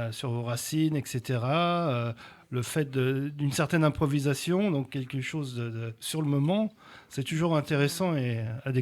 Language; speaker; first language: French; native; French